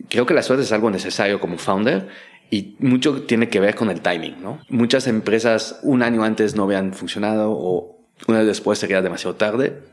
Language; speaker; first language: Spanish; non-native, fluent; French